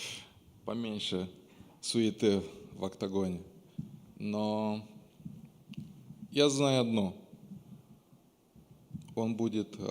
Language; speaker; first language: Russian; non-native, local second language; Romanian